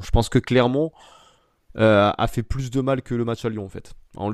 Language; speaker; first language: French; native; French